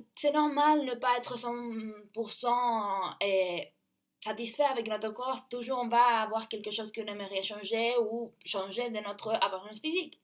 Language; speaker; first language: French; non-native, learner; Spanish